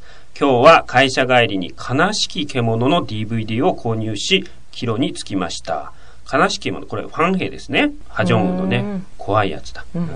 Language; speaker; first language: Japanese; native; Japanese